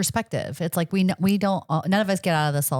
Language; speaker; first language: English; native; English